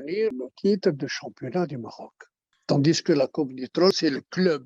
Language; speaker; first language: French; non-native, local second language; Arabic